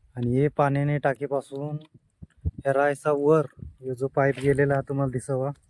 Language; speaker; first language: Marathi; non-native, local second language; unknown